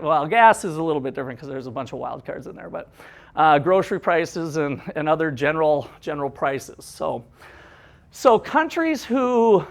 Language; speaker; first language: English; native; English